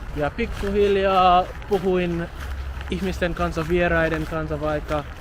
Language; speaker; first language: Finnish; non-native, fluent; English